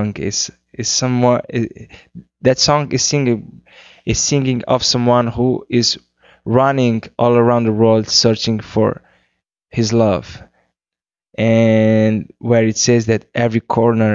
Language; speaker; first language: English; non-native, fluent; Kabuverdianu